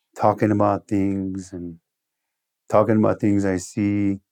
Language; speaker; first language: English; early bilingual, other home language; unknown